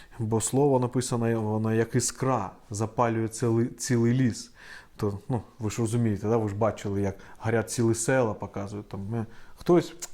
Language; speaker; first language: Ukrainian; non-native, local second language; Russian